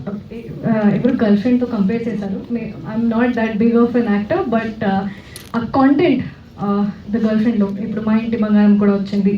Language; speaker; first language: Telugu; non-native, local second language; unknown